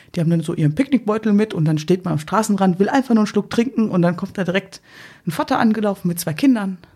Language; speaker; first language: German; native; German